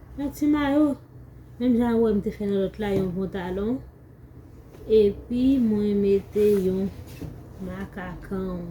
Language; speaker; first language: French; non-native, learner; Haitian Creole